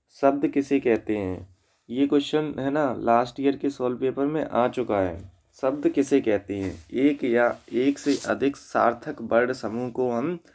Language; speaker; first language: Hindi; native; Hindi